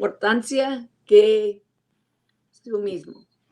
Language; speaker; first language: Spanish; non-native, learner; English